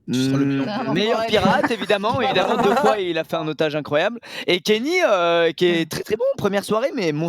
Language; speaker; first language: French; native; French